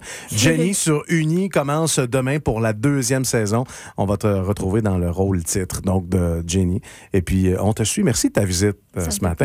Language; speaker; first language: French; native; French